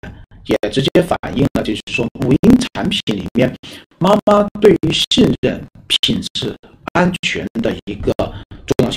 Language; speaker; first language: Chinese; native; Chinese